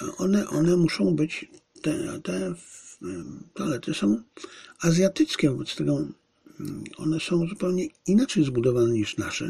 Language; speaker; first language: Polish; native; Polish